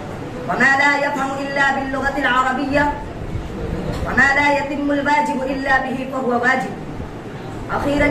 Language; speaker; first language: Arabic; non-native, learner; Urdu